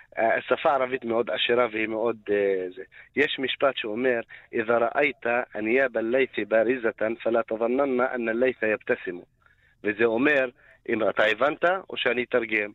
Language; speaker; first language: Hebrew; non-native, local second language; Arabic